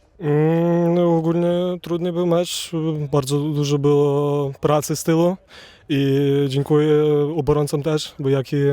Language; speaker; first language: Polish; non-native, fluent; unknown